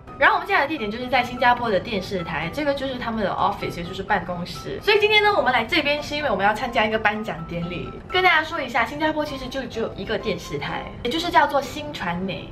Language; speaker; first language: Chinese; native; Chinese